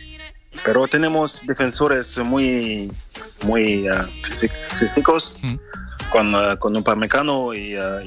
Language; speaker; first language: Spanish; non-native, fluent; French